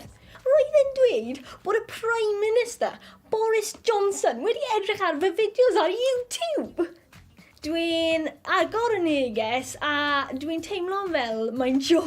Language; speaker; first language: Welsh; non-native, learner; English